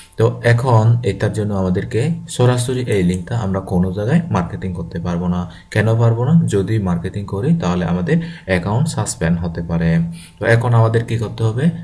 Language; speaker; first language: Bangla; non-native, local second language; Chakma